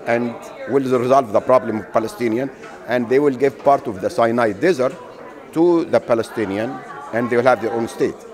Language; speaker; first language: English; non-native, fluent; Arabic